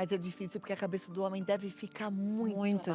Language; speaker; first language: Portuguese; native; Portuguese